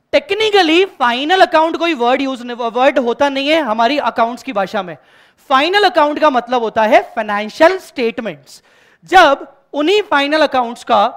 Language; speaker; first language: Hindi; native; Hindi